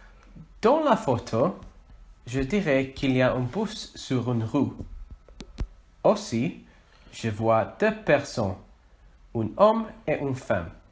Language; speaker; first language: French; non-native, learner; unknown